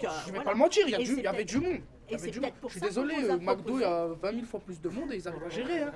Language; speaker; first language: French; native; French